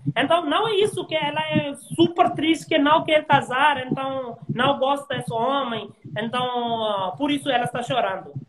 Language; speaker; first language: Portuguese; non-native, learner; Hindi